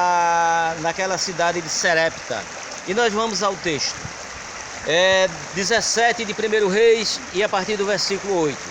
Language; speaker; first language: Portuguese; native; Portuguese